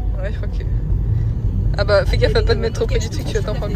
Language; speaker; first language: French; native; French